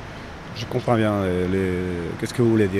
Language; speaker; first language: French; non-native, fluent; German